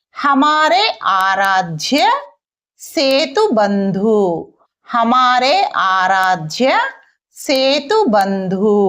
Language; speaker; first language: Hindi; non-native, local second language; Telugu